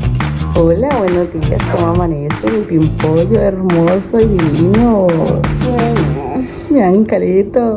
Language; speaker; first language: Spanish; native; Spanish